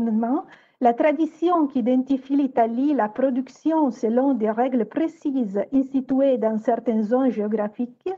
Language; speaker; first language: French; non-native, fluent; Italian